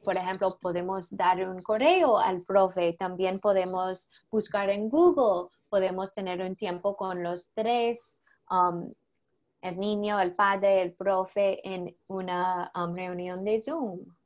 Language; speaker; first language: Spanish; non-native, learner; English